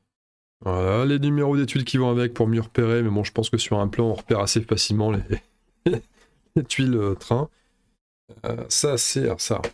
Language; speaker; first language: French; native; French